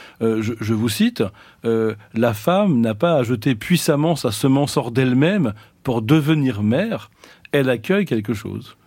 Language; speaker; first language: French; native; French